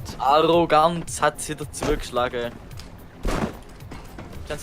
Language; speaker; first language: German; native; German